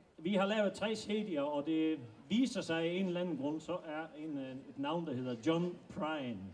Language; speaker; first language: Danish; non-native, local second language; Faroese